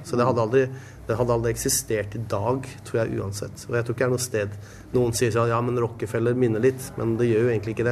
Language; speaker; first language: Norwegian; native; Norwegian